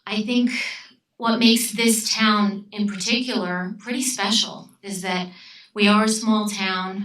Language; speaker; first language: English; early bilingual, other home language; Romanian